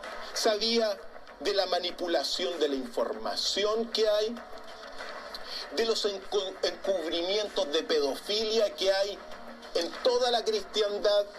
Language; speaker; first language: Spanish; native; Spanish